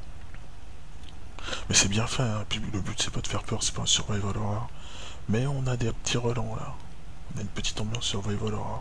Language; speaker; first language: French; native; French